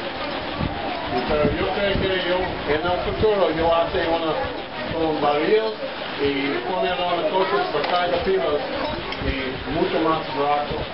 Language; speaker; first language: Spanish; non-native, learner; English